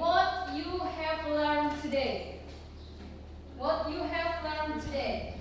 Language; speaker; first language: English; non-native, learner; Indonesian